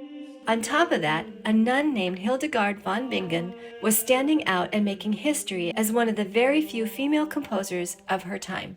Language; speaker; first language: English; native; English